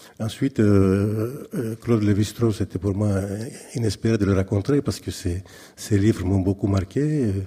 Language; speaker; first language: French; non-native, fluent; Greek